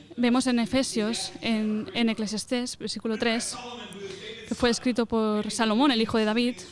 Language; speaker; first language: Spanish; non-native, fluent; English